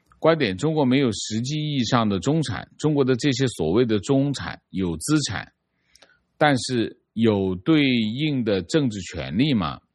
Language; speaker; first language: Chinese; native; Chinese